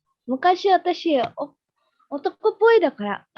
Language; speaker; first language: Japanese; non-native, learner; Indonesian